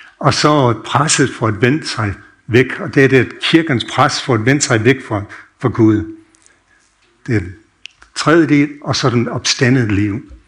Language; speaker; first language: Danish; non-native, fluent; English